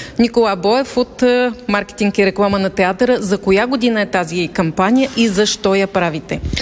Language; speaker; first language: Bulgarian; native; Bulgarian